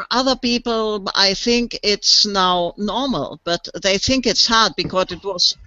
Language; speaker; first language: English; non-native, fluent; German